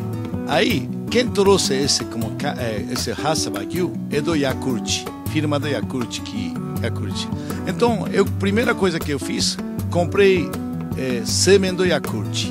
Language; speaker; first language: Portuguese; non-native, learner; Japanese